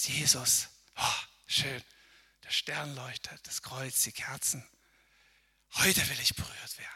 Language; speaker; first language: German; native; German